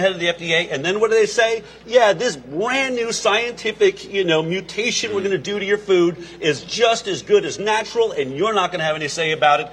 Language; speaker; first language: English; native; English